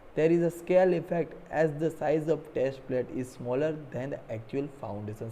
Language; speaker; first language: English; non-native, local second language; Gujarati